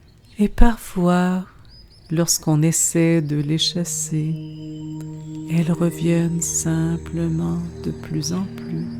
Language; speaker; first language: French; native; French